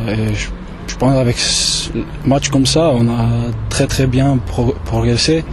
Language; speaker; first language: French; non-native, fluent; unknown